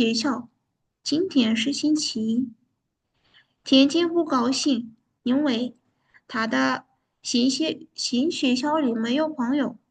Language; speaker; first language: Chinese; non-native, fluent; Uzbek